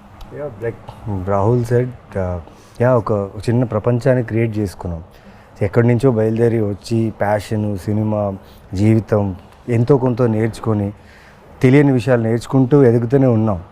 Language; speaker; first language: Telugu; native; Telugu